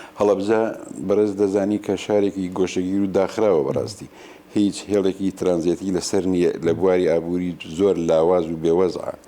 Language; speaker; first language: Central Kurdish; non-native, local second language; Gurani